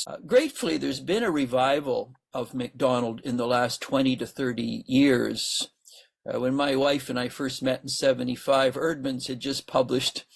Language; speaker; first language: English; native; English